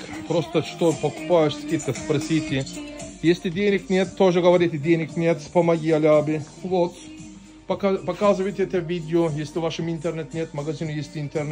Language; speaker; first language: Russian; non-native, learner; Turkish